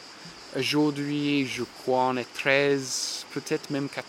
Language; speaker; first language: French; non-native, fluent; English